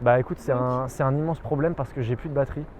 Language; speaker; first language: French; native; French